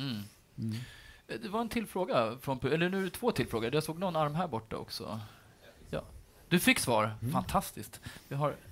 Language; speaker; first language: Swedish; native; Swedish